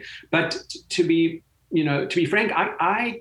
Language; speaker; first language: English; native; English